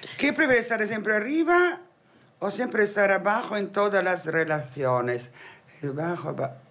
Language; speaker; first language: Spanish; non-native, fluent; Italian